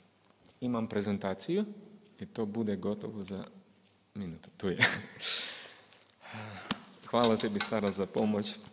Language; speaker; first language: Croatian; non-native, learner; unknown